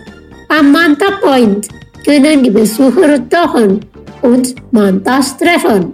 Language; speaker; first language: German; non-native, fluent; Indonesian